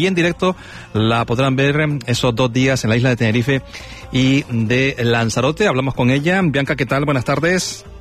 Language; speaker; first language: Spanish; native; Spanish